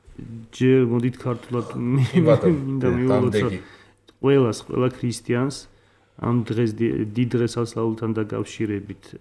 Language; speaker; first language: Georgian; non-native, local second language; Armenian